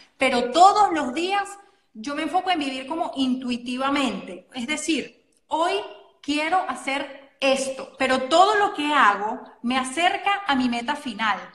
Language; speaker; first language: Spanish; native; Spanish